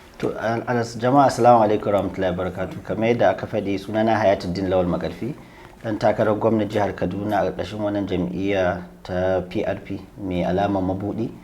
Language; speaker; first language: Hausa; native; Hausa